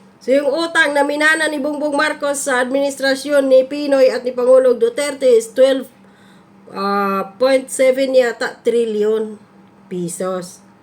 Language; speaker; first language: Filipino; non-native, local second language; Cebuano